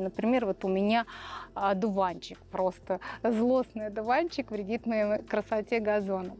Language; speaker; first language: Russian; native; Russian